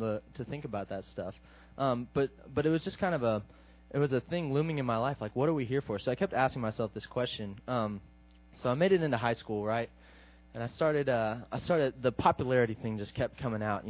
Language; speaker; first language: English; native; English